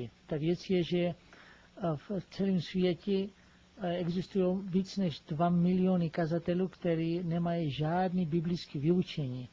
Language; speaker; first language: Czech; non-native, fluent; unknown